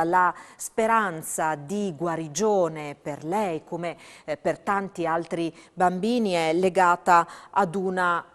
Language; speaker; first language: Italian; native; Italian